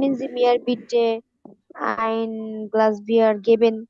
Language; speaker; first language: German; non-native, learner; Bangla